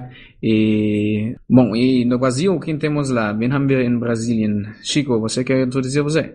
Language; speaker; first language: Portuguese; non-native, fluent; German